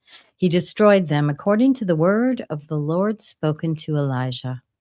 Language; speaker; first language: English; native; English